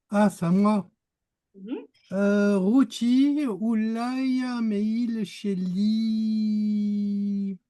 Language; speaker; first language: Hebrew; non-native, learner; French